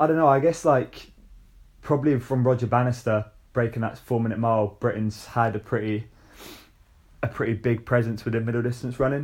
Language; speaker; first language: English; native; English